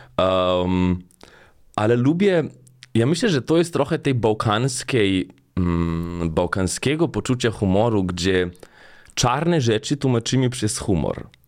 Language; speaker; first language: Polish; non-native, fluent; Slovenian